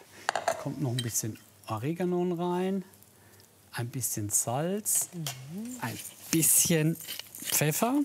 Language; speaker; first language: German; native; German